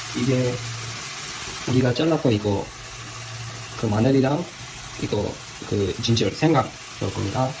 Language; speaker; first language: Korean; non-native, fluent; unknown